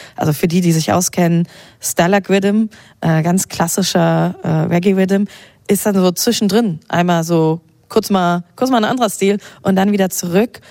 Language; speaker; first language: German; native; German